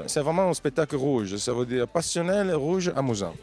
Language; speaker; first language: French; non-native, fluent; Italian